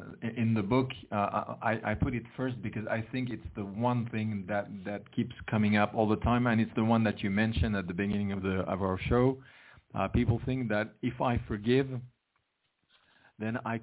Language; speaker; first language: English; non-native, fluent; French